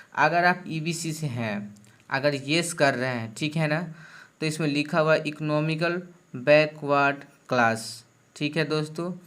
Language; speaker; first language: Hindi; native; Hindi